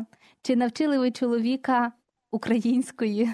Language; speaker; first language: Ukrainian; native; Ukrainian